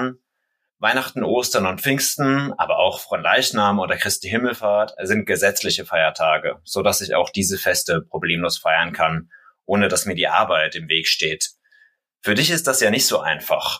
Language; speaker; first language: German; native; German